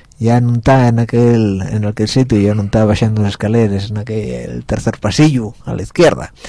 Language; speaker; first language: Spanish; native; Spanish